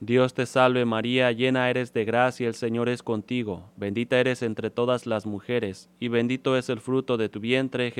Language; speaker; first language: Spanish; native; Spanish